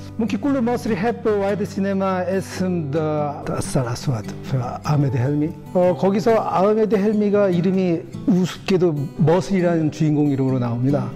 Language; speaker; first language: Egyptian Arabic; non-native, learner; Korean